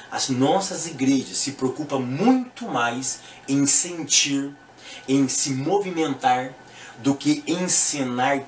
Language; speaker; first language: Portuguese; native; Portuguese